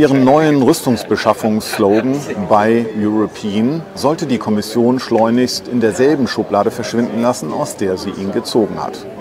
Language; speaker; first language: German; native; German